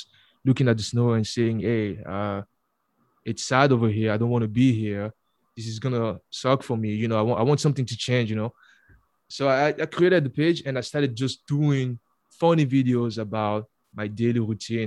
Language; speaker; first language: English; non-native, fluent; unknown